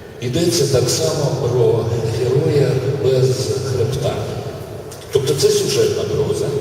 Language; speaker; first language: Ukrainian; non-native, local second language; Russian